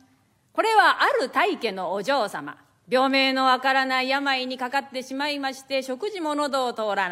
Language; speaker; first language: Japanese; native; Japanese